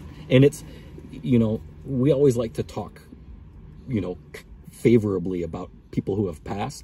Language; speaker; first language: English; native; English